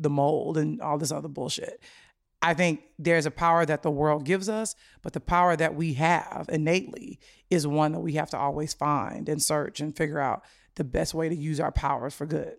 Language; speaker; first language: English; native; English